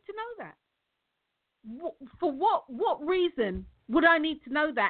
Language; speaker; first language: English; native; English